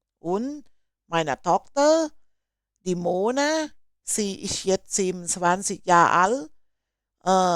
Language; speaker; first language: German; non-native, learner; Thai